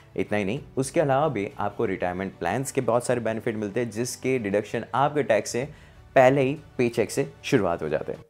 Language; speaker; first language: Hindi; native; Hindi